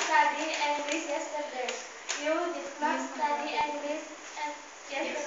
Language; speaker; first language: English; non-native, learner; Indonesian